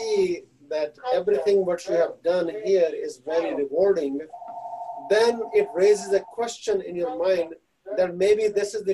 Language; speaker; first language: English; non-native, local second language; Hindi